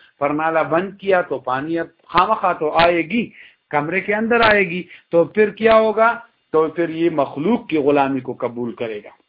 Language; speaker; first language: Urdu; non-native, local second language; Pashto